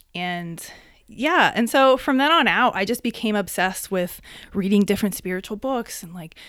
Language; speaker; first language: English; native; English